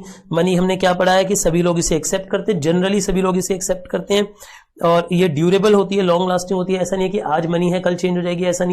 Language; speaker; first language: Hindi; native; Hindi